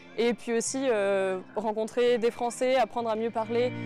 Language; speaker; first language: French; native; French